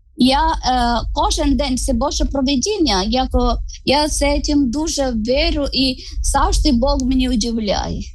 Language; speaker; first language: Ukrainian; non-native, fluent; Malayalam